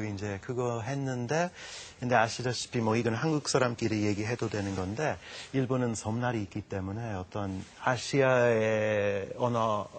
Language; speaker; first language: Korean; non-native, fluent; English